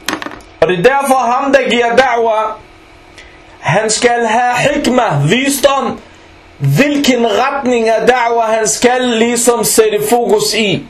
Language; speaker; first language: Danish; early bilingual, other home language; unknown